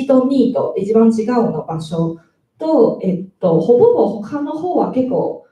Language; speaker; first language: Japanese; non-native, learner; Chinese